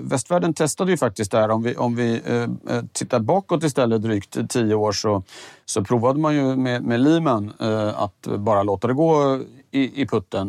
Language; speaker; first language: Swedish; native; Swedish